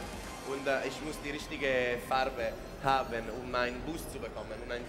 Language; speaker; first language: German; non-native, fluent; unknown